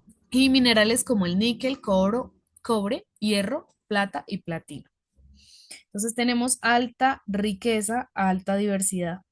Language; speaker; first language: Spanish; native; Spanish